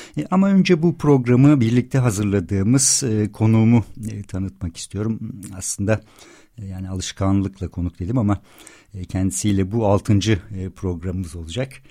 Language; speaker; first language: Turkish; native; Turkish